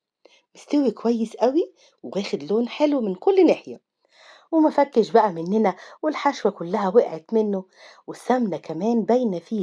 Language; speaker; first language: Arabic; native; Arabic